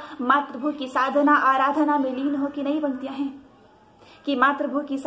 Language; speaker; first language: Hindi; native; Hindi